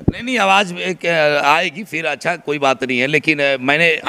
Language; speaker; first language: Hindi; native; Hindi